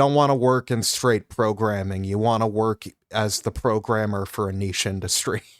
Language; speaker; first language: English; native; English